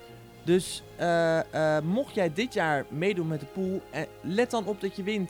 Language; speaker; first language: Dutch; native; Dutch